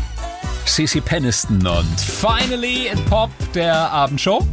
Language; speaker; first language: German; native; German